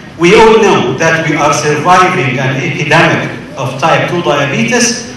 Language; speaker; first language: English; non-native, fluent; Arabic